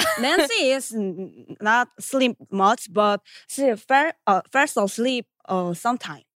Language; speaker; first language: English; non-native, learner; Korean